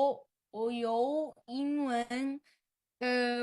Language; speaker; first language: Chinese; non-native, learner; Georgian